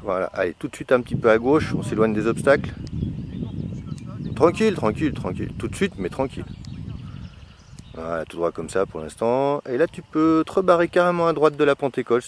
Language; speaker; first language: French; native; French